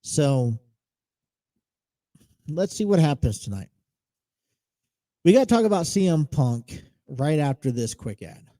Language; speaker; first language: English; native; English